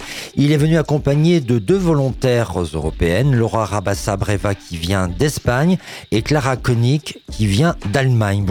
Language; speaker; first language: French; native; French